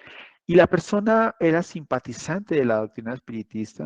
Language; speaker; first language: Spanish; native; Spanish